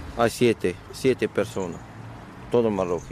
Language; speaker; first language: Spanish; non-native, learner; Arabic